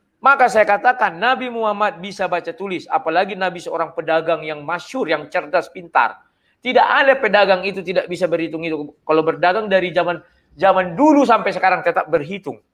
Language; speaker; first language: Indonesian; native; Indonesian